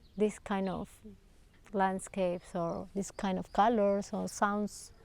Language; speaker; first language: English; non-native, learner; Spanish